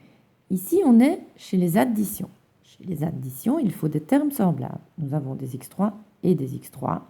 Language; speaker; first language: French; native; French